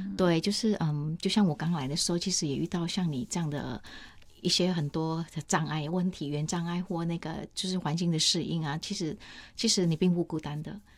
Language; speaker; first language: Chinese; non-native, fluent; Vietnamese